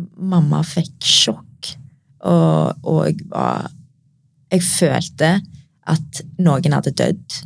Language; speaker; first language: Norwegian; early bilingual, other home language; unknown